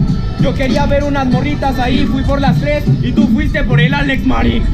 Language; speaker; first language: Spanish; native; Spanish